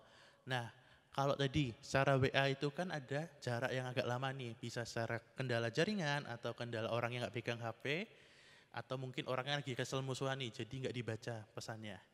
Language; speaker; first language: Indonesian; native; Indonesian